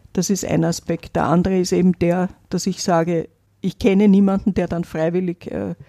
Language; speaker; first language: German; native; German